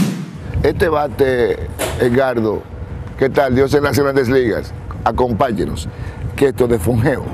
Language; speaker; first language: Spanish; native; Spanish